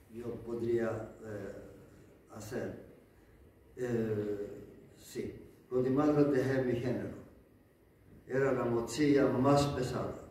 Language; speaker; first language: Spanish; non-native, learner; Greek